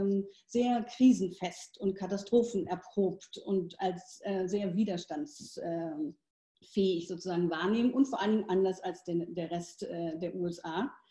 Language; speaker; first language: German; native; German